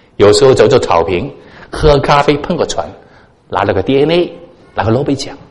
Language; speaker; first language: Chinese; non-native, local second language; Cantonese